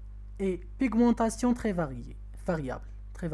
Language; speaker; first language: French; non-native, local second language; Arabic